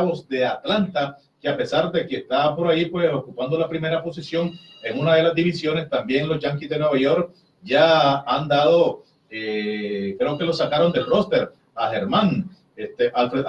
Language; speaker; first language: Spanish; native; Spanish